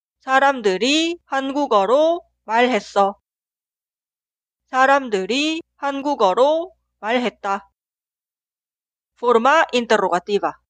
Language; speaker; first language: Korean; non-native, fluent; Spanish